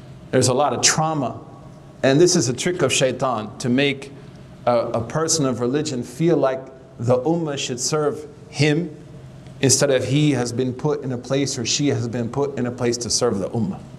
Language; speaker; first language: English; native; English